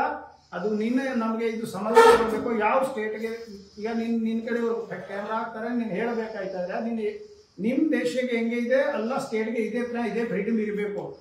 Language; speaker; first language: Kannada; non-native, learner; Punjabi